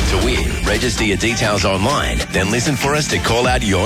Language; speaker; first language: English; native; English